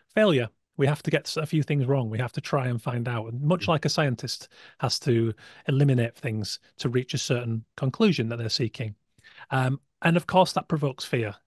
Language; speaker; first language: English; native; English